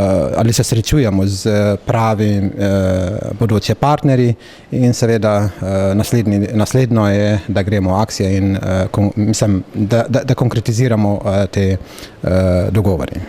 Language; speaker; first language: Slovenian; non-native, local second language; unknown